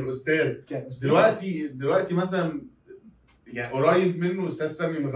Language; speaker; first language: Arabic; native; Arabic